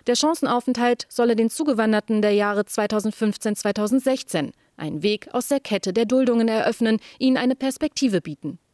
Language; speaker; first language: German; native; German